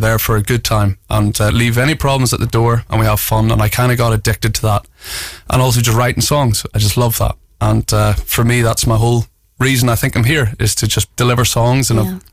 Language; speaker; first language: English; native; English